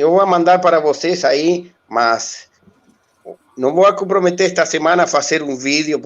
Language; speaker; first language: Portuguese; non-native, learner; Spanish